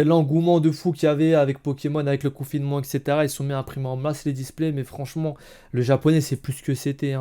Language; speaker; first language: French; native; French